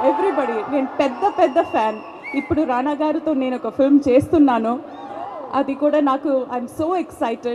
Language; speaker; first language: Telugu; non-native, fluent; Malayalam